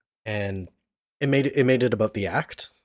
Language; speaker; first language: English; native; English